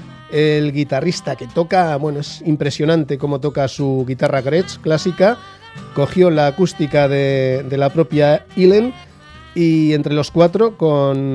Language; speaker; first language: Spanish; native; Spanish